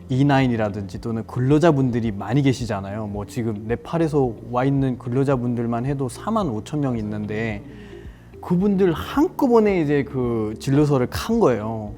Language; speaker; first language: Korean; non-native, fluent; Nepali